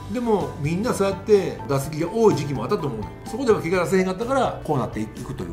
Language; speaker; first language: Japanese; native; Japanese